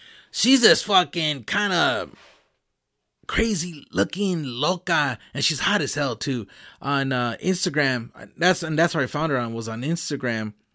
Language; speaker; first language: English; early bilingual, other home language; Spanish